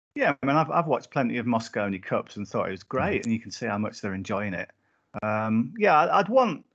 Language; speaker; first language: English; native; English